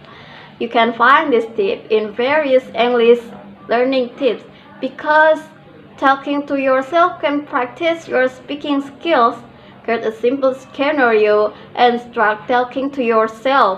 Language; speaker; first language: English; non-native, learner; Indonesian